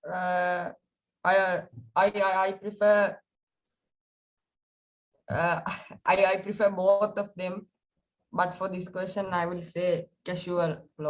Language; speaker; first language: English; non-native, learner; Sinhala